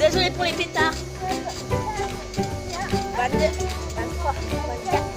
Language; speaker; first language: French; native; French